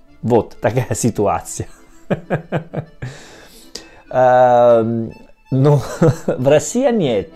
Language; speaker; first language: Russian; non-native, learner; Italian